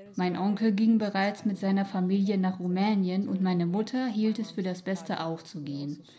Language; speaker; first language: German; non-native, fluent; Ukrainian